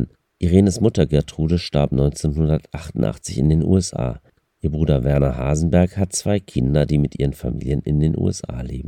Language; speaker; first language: German; native; German